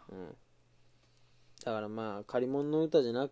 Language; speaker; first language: Japanese; native; Japanese